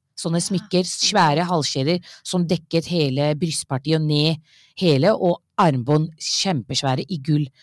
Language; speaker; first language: Norwegian; early bilingual, other home language; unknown